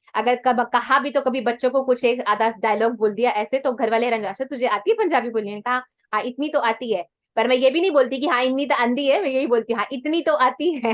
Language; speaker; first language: Hindi; non-native, local second language; Punjabi